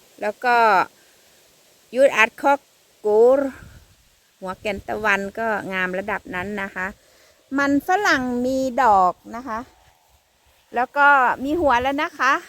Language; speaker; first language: Thai; native; Thai